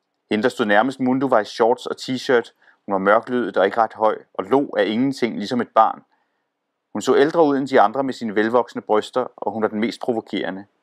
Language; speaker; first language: Danish; native; Danish